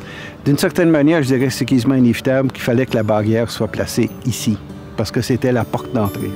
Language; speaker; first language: French; native; French